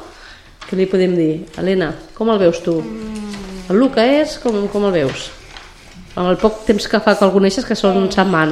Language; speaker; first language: Catalan; native; Catalan